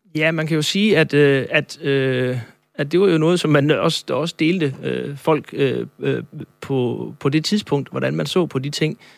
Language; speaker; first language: Danish; native; Danish